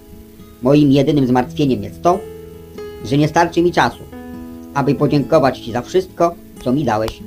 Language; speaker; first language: Polish; native; Polish